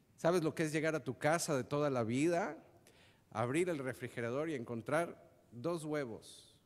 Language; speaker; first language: Spanish; native; Spanish